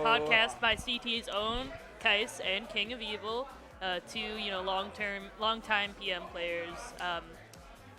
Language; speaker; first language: English; native; English